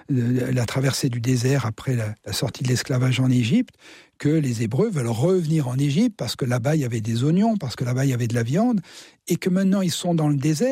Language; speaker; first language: French; native; French